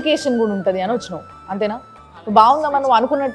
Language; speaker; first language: Telugu; native; Telugu